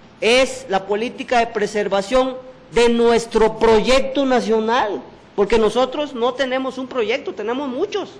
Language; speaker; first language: Spanish; native; Spanish